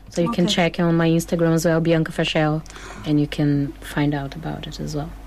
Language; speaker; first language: English; non-native, fluent; Portuguese